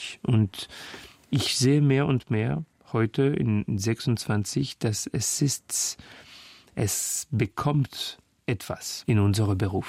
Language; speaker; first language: German; non-native, fluent; French